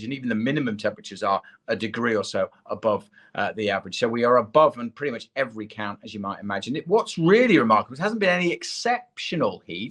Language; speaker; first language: English; native; English